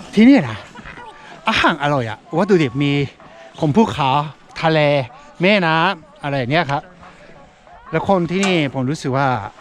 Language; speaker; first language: Thai; native; Thai